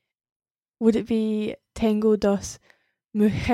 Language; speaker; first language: Spanish; non-native, learner; English